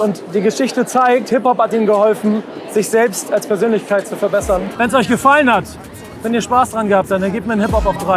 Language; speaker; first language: German; native; German